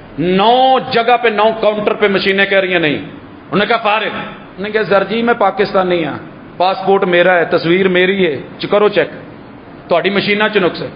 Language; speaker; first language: Urdu; non-native, local second language; Punjabi